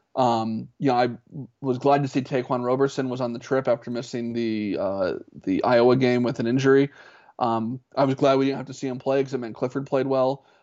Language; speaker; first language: English; native; English